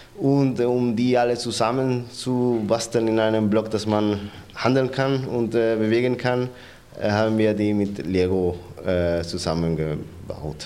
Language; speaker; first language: German; non-native, fluent; Spanish